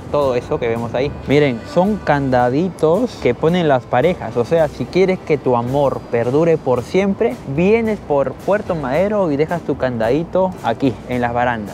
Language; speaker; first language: Spanish; native; Spanish